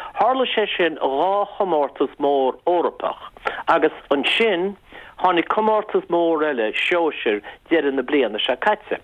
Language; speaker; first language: Irish; native; Irish